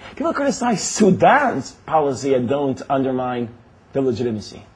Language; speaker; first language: English; non-native, fluent; Hebrew